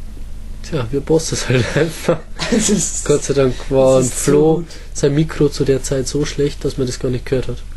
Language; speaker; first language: German; native; German